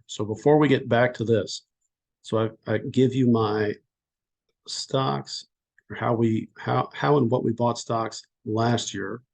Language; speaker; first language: English; native; English